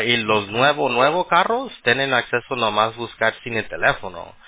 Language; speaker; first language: Spanish; early bilingual, heritage; Spanish